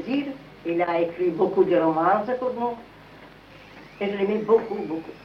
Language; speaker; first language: French; non-native, fluent; Italian